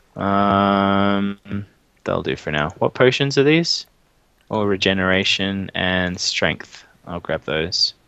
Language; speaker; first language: English; native; English